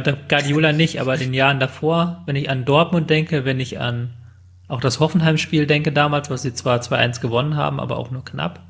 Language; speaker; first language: German; native; German